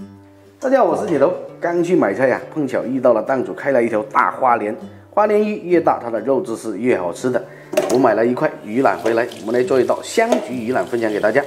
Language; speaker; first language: Chinese; non-native, local second language; Hakka Chinese